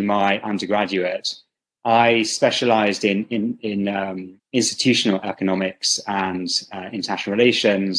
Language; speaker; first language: English; native; English